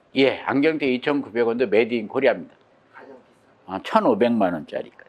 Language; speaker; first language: Korean; native; Korean